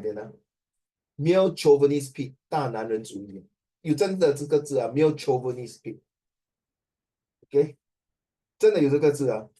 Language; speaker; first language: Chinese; native; Chinese